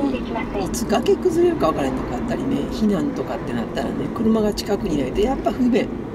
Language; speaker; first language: Japanese; native; Japanese